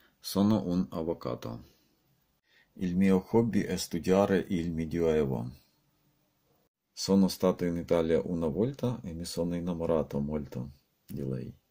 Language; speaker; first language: Italian; non-native, learner; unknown